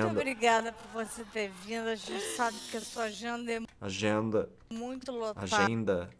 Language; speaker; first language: Portuguese; native; Portuguese